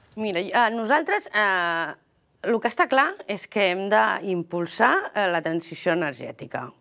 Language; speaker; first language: Catalan; early bilingual, other home language; Spanish